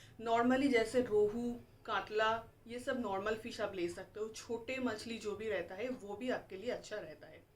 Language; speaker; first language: Hindi; non-native, local second language; Bangla